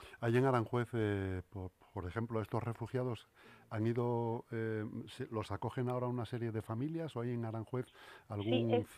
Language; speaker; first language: Spanish; native; Spanish